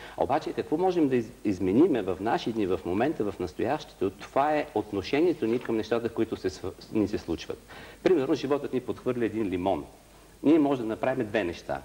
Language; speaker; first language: Bulgarian; native; Bulgarian